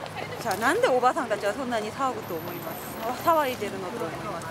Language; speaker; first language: Japanese; non-native, fluent; Korean